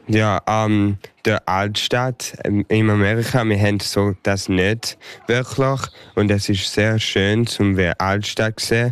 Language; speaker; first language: German; early bilingual, heritage; English